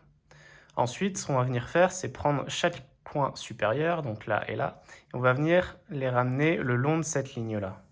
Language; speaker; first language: French; native; French